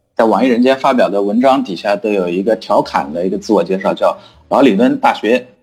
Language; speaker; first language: Chinese; native; Chinese